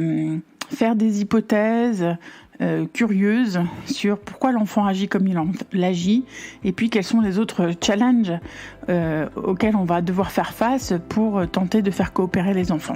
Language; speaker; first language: French; native; French